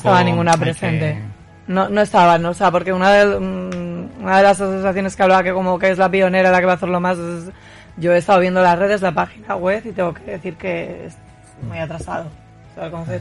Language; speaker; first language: Spanish; native; Spanish